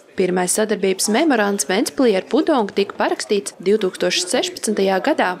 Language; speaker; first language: Latvian; native; Latvian